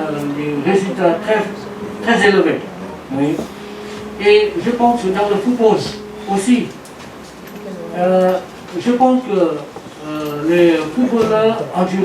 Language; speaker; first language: French; non-native, learner; Vietnamese